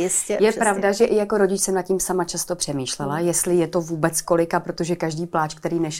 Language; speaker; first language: Czech; native; Czech